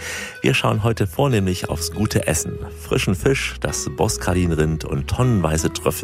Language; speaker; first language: German; native; German